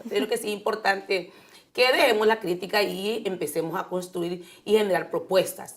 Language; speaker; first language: Spanish; native; Spanish